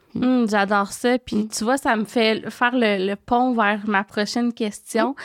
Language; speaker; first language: French; native; French